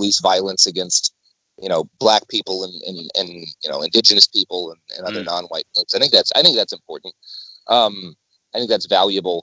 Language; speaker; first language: English; native; English